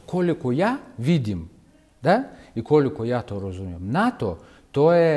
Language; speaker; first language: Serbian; non-native, fluent; Russian